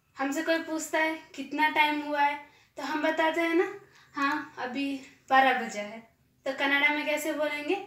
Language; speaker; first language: Hindi; non-native, local second language; Kannada